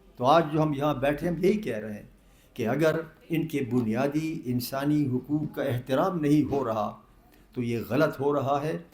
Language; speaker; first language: Urdu; non-native, local second language; Northern Hindko